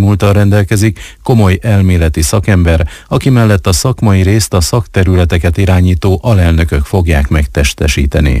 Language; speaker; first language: Hungarian; native; Hungarian